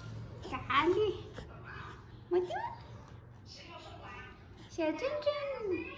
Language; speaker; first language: Chinese; non-native, learner; Nepali